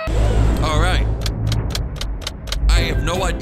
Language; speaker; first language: English; native; English